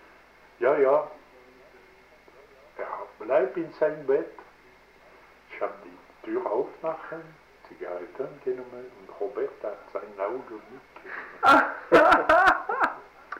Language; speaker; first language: German; non-native, learner; French